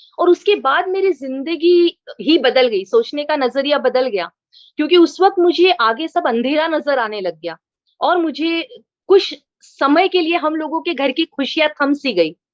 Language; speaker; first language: Hindi; non-native, local second language; Marathi